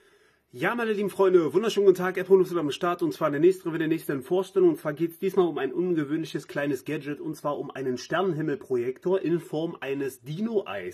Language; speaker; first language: German; native; German